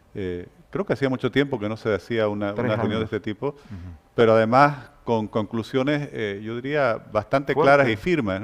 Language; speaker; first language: Spanish; native; Spanish